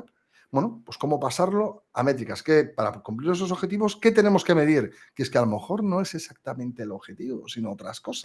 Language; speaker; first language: Spanish; native; Spanish